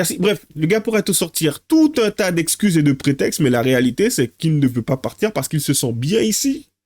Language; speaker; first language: French; native; French